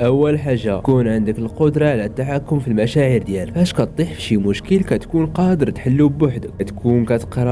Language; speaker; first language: Arabic; native; Arabic